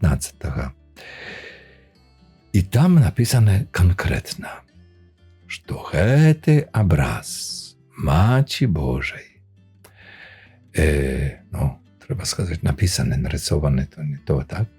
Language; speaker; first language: Polish; non-native, learner; Belarusian